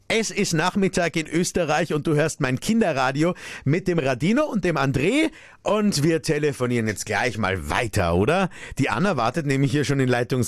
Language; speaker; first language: German; native; German